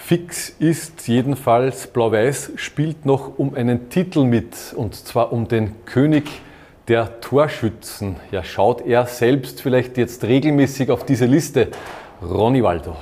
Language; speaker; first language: German; native; German